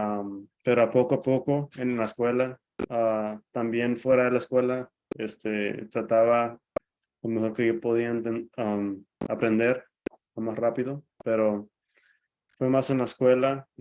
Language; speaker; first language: Spanish; early bilingual, other home language; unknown